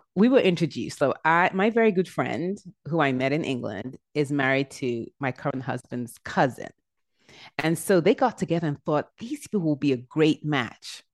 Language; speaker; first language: English; native; English